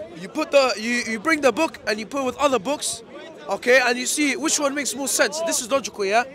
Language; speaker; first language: English; native; English